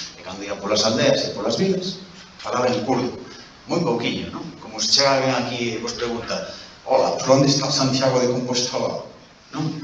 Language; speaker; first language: Galician; non-native, local second language; Spanish